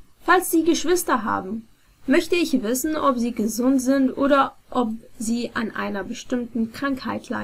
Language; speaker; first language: German; non-native, fluent; Arabic